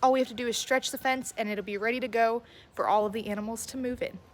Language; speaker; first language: English; native; English